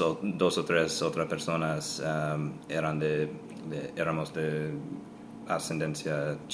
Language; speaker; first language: Spanish; non-native, fluent; English